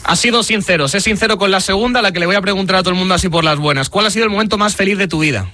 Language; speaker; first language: Spanish; native; Spanish